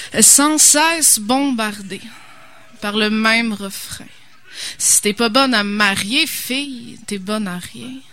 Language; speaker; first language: French; native; French